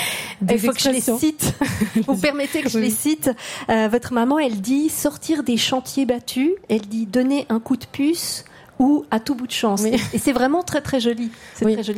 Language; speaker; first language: French; native; French